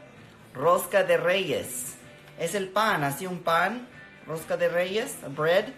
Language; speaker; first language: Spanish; non-native, learner; English